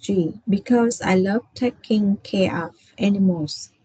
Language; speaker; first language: English; non-native, learner; Vietnamese